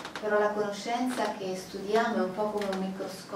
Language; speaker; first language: Italian; native; Italian